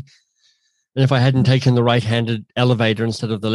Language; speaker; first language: English; native; English